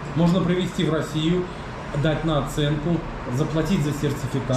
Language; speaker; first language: Russian; native; Russian